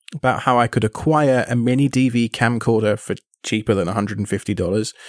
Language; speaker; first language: English; native; English